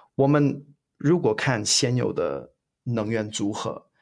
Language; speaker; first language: Chinese; non-native, fluent; English